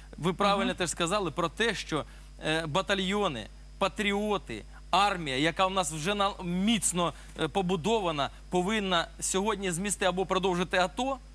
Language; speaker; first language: Ukrainian; native; Ukrainian